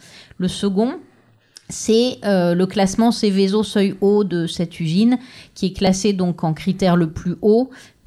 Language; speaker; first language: French; native; French